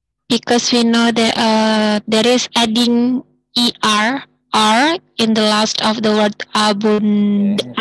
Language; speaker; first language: English; non-native, learner; Indonesian